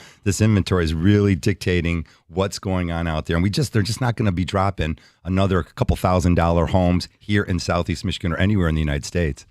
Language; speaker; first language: English; native; English